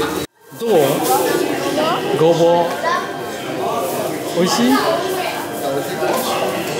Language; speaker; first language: Japanese; native; Japanese